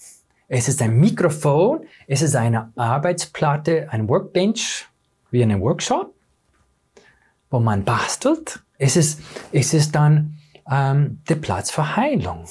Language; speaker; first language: German; non-native, fluent; English